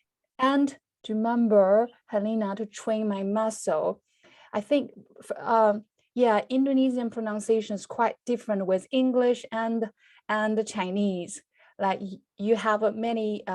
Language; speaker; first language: English; non-native, fluent; Chinese